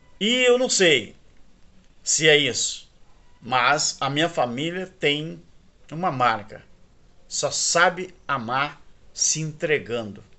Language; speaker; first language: Portuguese; native; Portuguese